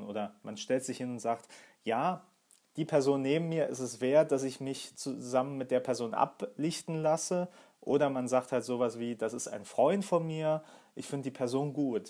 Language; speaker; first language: German; native; German